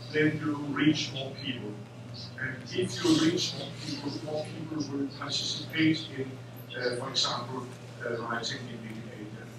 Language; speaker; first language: English; non-native, fluent; Danish